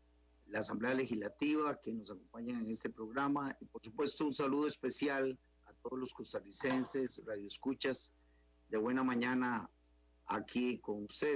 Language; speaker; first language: Spanish; native; Spanish